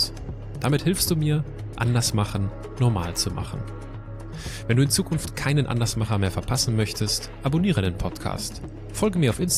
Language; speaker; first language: German; native; German